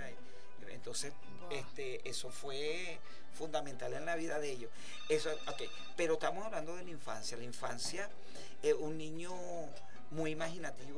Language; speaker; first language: Spanish; native; Spanish